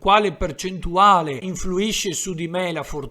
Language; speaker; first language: Italian; native; Italian